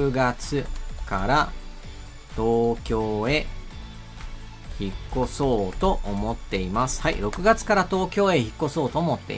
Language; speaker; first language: Japanese; non-native, fluent; Portuguese